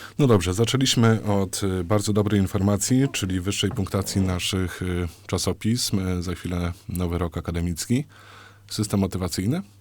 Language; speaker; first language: Polish; native; Polish